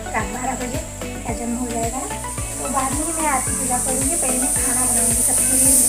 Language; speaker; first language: Hindi; non-native, local second language; Marathi